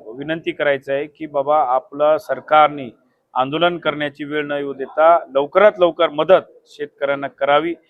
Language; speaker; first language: Marathi; native; Marathi